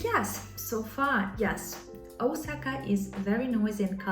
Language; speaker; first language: English; non-native, fluent; Ukrainian